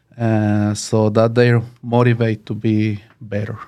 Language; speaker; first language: English; non-native, learner; Spanish